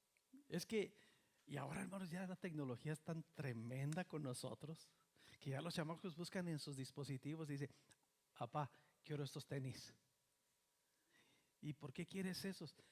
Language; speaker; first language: Spanish; native; Spanish